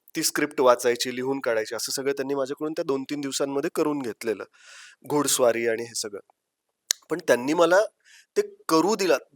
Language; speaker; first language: Marathi; native; Marathi